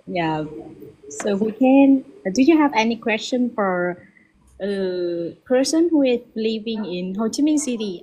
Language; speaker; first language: English; non-native, learner; Vietnamese